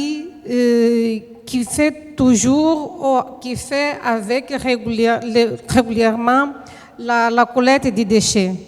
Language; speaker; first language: French; non-native, fluent; Portuguese